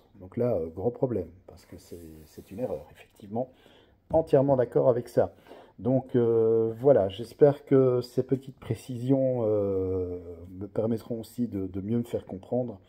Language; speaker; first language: French; native; French